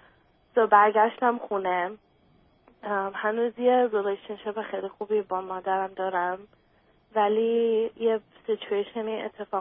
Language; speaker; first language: Persian; early bilingual, other home language; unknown